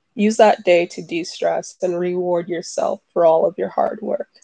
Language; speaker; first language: English; native; English